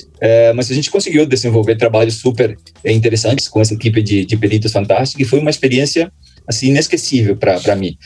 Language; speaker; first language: Portuguese; non-native, fluent; Spanish